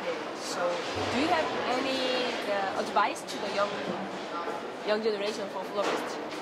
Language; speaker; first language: English; non-native, learner; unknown